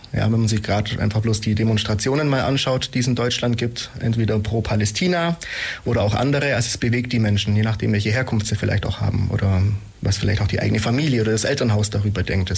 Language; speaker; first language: German; native; German